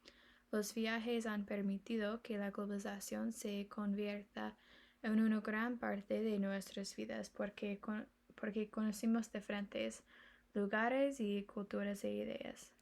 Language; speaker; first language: Spanish; non-native, learner; English